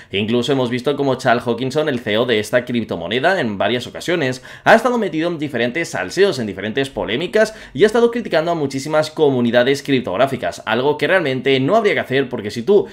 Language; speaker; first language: Spanish; native; Spanish